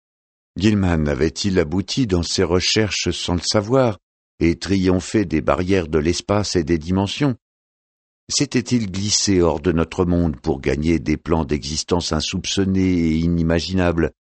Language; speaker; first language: French; native; French